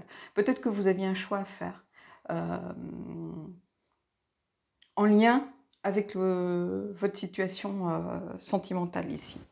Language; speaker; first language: French; native; French